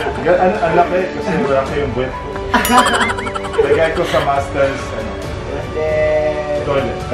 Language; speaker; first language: Filipino; non-native, learner; Arabic